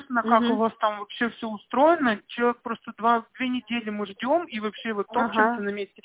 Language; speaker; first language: Russian; native; Russian